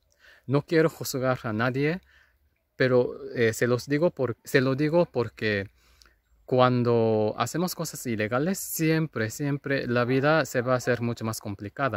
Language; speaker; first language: Spanish; non-native, fluent; Japanese